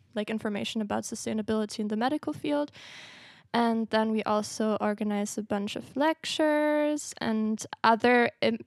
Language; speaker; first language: English; non-native, fluent; German